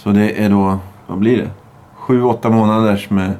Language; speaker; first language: Swedish; native; Swedish